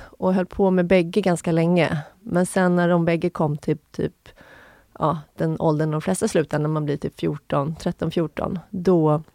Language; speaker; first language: Swedish; native; Swedish